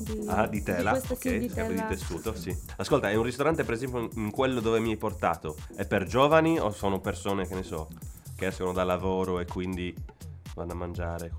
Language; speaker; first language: Italian; native; Italian